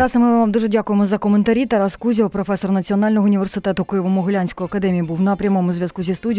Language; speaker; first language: Ukrainian; native; Ukrainian